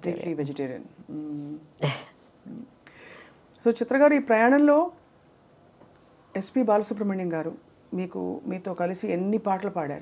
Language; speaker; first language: Telugu; native; Telugu